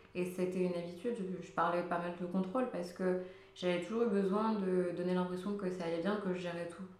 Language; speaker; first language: French; early bilingual, other home language; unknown